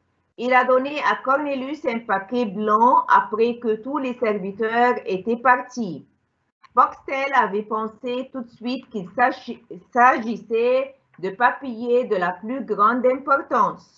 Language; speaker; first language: French; non-native, fluent; Arabic